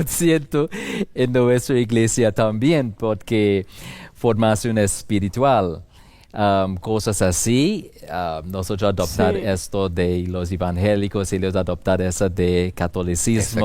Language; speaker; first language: Spanish; non-native, fluent; English